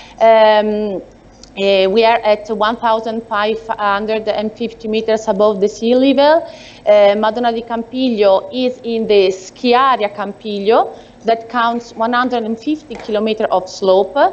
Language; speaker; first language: English; non-native, learner; Italian